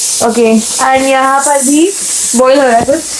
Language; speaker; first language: Hindi; native; Hindi